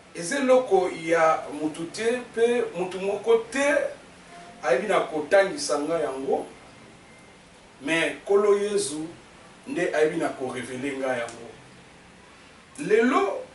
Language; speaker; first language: Lingala; native; Lingala